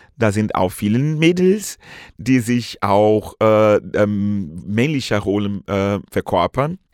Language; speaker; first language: German; non-native, fluent; Portuguese